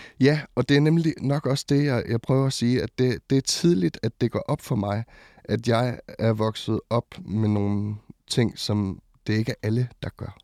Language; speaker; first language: Danish; native; Danish